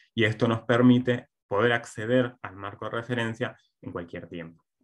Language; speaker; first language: Spanish; native; Spanish